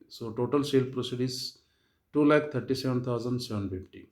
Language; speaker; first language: English; non-native, local second language; Kannada